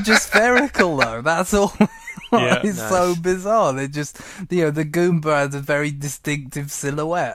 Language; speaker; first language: English; native; English